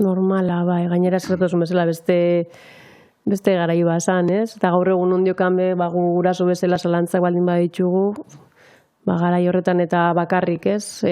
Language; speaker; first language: Basque; native; Basque